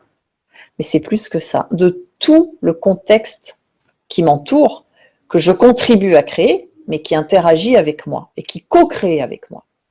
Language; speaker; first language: French; native; French